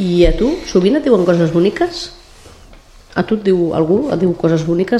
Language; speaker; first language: Catalan; native; Catalan